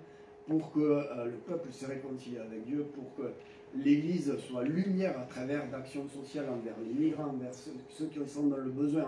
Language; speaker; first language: French; native; French